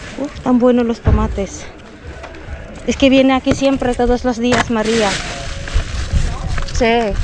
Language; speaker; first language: Spanish; non-native, learner; Filipino